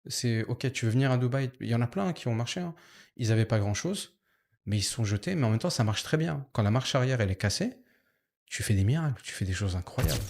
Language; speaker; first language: French; native; French